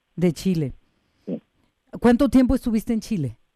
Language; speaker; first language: Spanish; native; Spanish